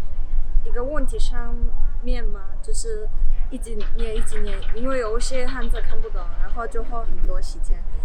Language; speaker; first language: Chinese; non-native, learner; Mongolian